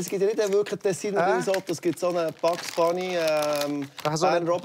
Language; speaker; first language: German; native; German